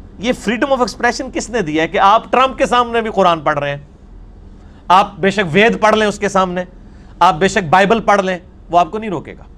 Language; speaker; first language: Urdu; non-native, local second language; Punjabi